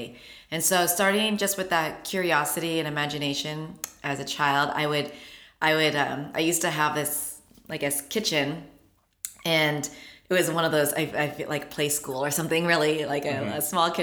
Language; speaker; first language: English; native; English